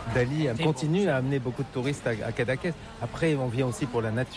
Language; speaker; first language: French; native; French